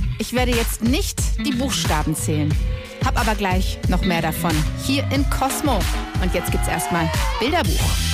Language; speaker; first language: German; native; German